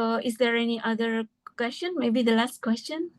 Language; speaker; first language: English; non-native, fluent; Indonesian